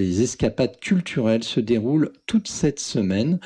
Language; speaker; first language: French; native; French